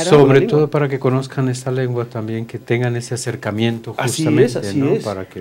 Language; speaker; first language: Spanish; native; Spanish